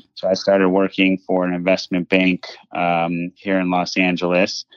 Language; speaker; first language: English; native; English